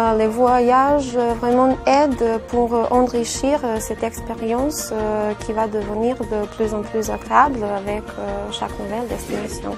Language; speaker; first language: French; non-native, fluent; Serbian